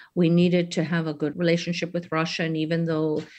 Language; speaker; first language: English; native; English